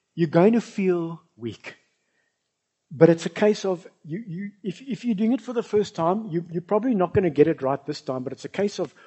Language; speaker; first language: English; non-native, local second language; Afrikaans